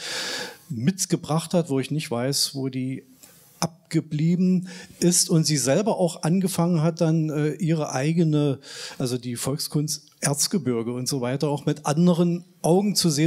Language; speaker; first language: German; native; German